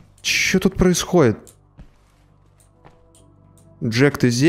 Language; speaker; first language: Russian; native; Russian